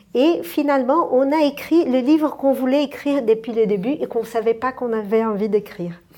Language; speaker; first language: French; non-native, fluent; Portuguese